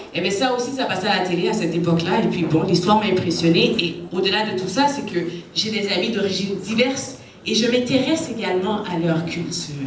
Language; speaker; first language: French; native; French